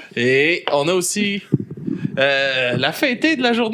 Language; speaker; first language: French; native; French